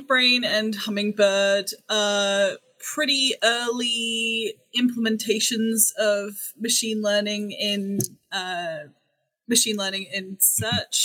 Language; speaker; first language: English; native; English